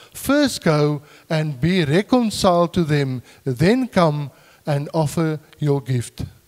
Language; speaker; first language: English; non-native, local second language; Afrikaans